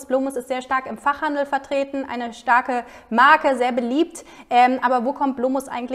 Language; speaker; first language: German; native; German